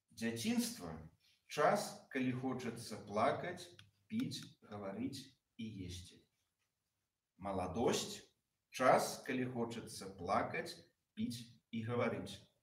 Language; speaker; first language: Belarusian; native; Belarusian